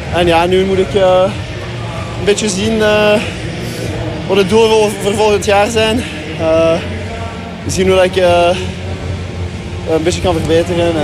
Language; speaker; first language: Dutch; non-native, local second language; French